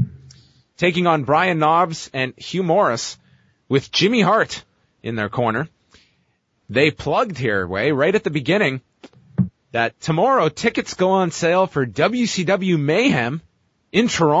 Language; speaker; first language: English; native; English